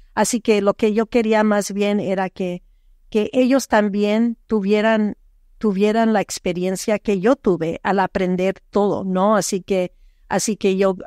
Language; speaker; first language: Spanish; early bilingual, heritage; Spanish